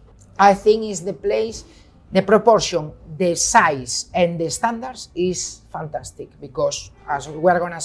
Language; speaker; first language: English; non-native, fluent; Spanish